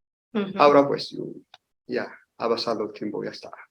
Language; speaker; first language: Spanish; non-native, learner; Arabic